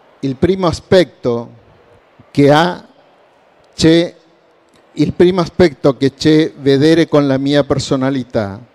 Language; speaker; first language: Italian; non-native, learner; Spanish